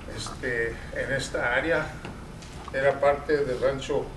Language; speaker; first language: Spanish; early bilingual, heritage; Spanish